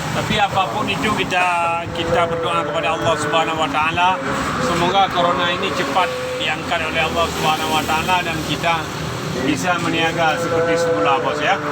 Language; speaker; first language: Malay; non-native, local second language; Achinese